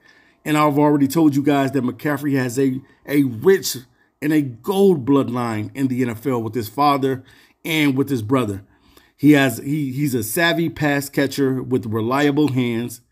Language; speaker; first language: English; native; English